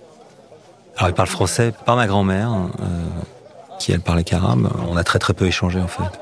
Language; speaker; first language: French; native; French